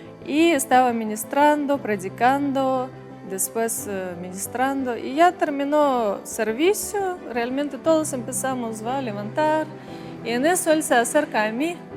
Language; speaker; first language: Spanish; non-native, fluent; Russian